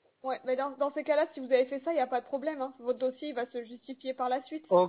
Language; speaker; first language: French; native; French